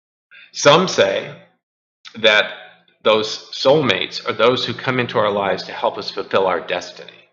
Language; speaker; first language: English; native; English